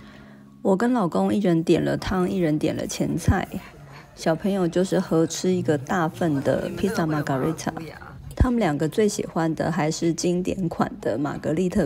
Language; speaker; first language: Chinese; native; Chinese